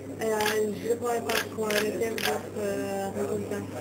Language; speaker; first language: French; non-native, fluent; Russian